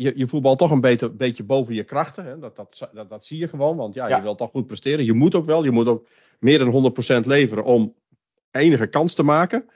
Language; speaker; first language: Dutch; native; Dutch